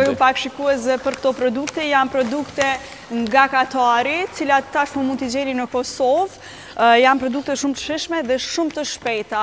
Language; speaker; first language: Albanian; native; Albanian